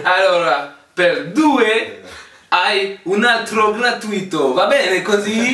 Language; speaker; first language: Italian; non-native, learner; French